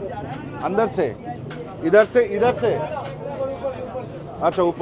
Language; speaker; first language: Hindi; non-native, learner; Bangla